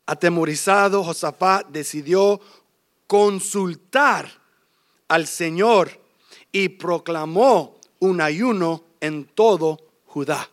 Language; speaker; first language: Spanish; early bilingual, heritage; English